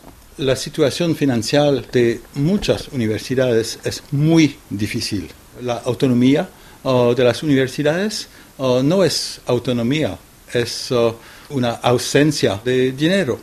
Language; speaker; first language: Spanish; non-native, fluent; French